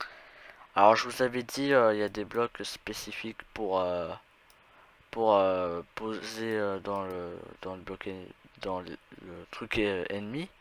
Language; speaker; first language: French; native; French